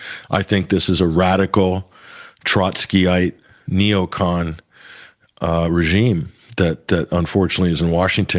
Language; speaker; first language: English; native; English